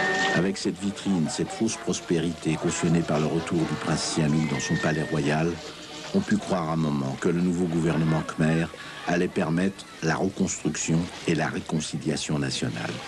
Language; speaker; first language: French; native; French